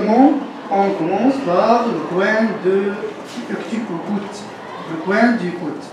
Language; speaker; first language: French; non-native, learner; Arabic